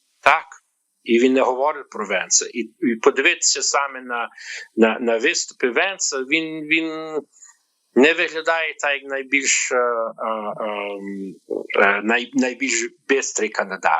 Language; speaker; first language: Ukrainian; early bilingual, heritage; Ukrainian